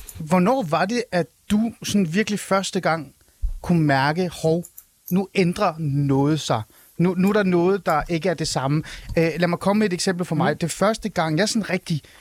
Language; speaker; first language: Danish; early bilingual, other home language; Persian